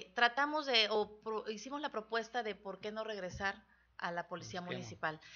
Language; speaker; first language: Spanish; native; Spanish